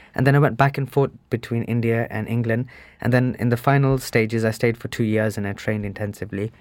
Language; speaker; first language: English; native; English